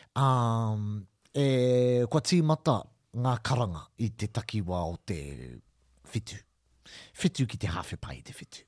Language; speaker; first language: Māori; non-native, local second language; English